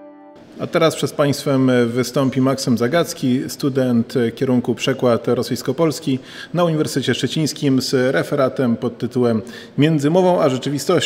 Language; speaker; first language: Polish; native; Polish